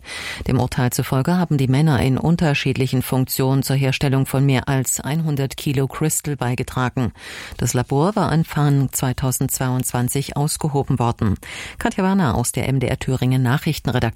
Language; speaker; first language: German; native; German